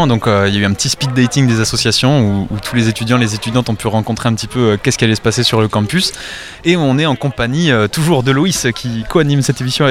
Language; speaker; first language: French; native; French